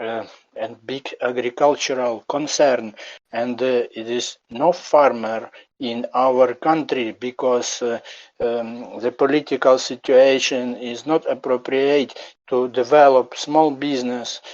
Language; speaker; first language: English; non-native, learner; Ukrainian